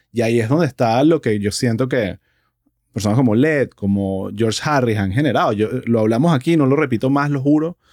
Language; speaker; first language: Spanish; native; Spanish